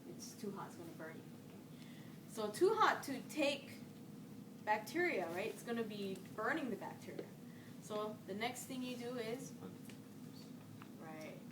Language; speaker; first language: English; native; English